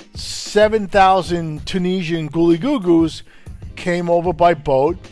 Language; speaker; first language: English; non-native, fluent; Italian